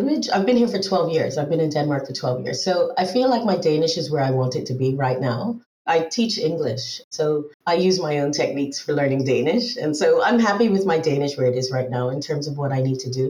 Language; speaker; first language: English; native; English